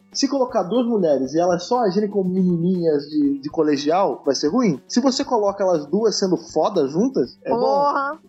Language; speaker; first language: Portuguese; native; Portuguese